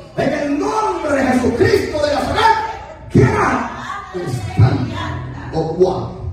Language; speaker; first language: Spanish; native; Spanish